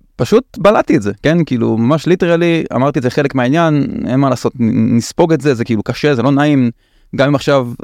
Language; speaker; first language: Hebrew; native; Hebrew